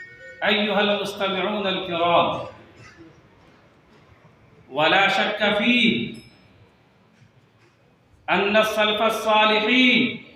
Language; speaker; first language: Arabic; non-native, fluent; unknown